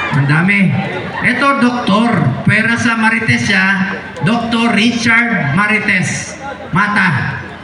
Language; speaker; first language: Filipino; non-native, local second language; Cebuano